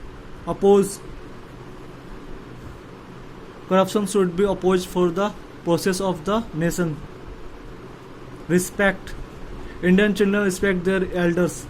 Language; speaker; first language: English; non-native, local second language; Hindi